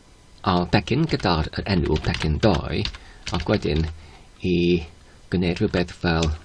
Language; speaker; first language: Welsh; non-native, fluent; English